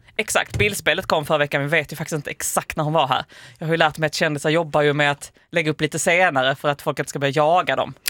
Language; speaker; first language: Swedish; native; Swedish